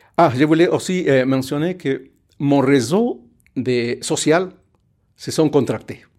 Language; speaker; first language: French; non-native, fluent; Spanish